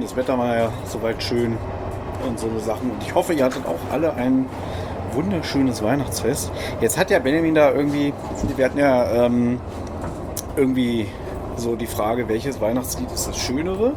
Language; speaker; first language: German; native; German